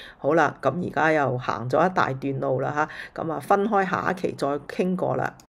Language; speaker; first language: Cantonese; early bilingual, heritage; Cantonese